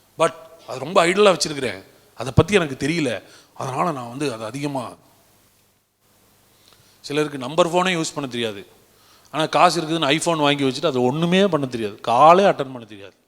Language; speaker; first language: Tamil; native; Tamil